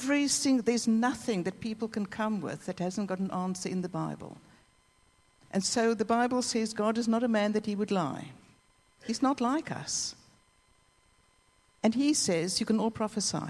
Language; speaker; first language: English; native; English